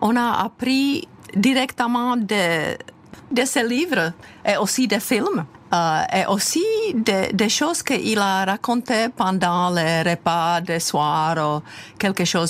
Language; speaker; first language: French; non-native, fluent; Czech